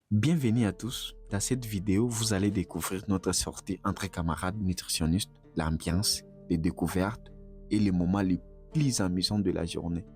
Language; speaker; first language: French; non-native, local second language; Swahili